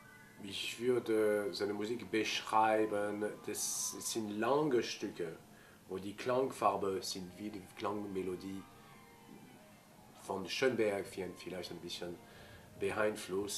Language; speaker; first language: German; non-native, fluent; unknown